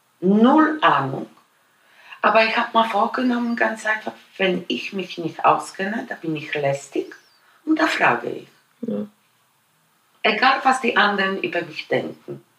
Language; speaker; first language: German; non-native, fluent; Polish